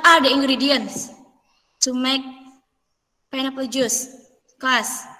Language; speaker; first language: English; non-native, fluent; Indonesian